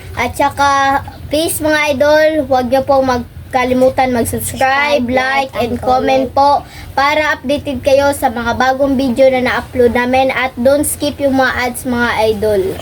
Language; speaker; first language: Filipino; native; Filipino